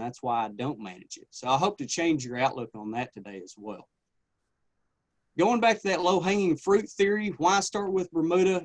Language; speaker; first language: English; native; English